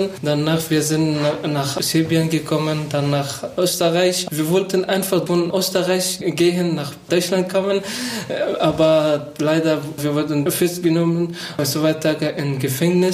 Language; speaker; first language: German; non-native, learner; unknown